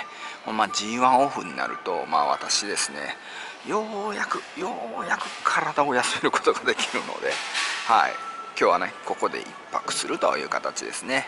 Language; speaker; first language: Japanese; native; Japanese